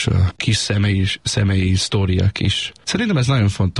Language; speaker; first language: Hungarian; non-native, learner; Danish